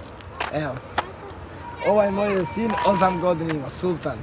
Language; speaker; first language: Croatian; non-native, local second language; Romany